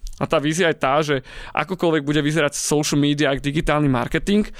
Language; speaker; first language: Slovak; native; Slovak